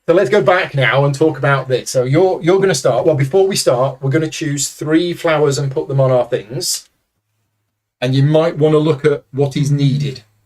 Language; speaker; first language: English; native; English